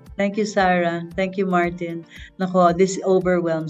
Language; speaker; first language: English; non-native, local second language; Filipino